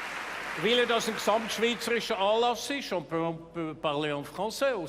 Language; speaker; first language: German; native; German